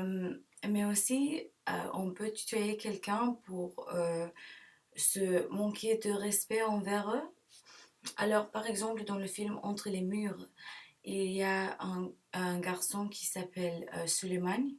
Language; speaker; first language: French; non-native, learner; English